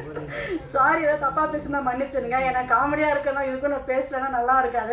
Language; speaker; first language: Tamil; non-native, local second language; Telugu